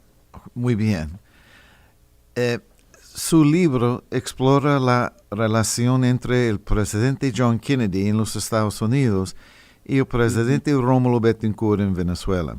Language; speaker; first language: Spanish; non-native, fluent; English